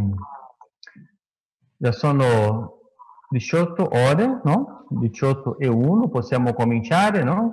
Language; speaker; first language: Italian; non-native, fluent; Portuguese